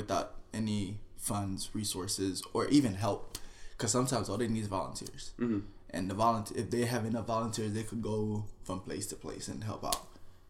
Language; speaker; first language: English; non-native, fluent; Haitian Creole